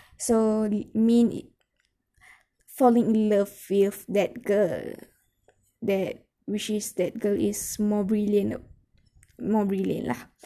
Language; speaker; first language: English; non-native, local second language; Malay